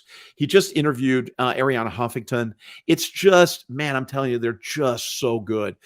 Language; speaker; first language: English; native; English